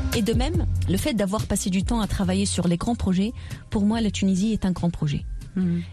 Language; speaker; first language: French; non-native, local second language; Arabic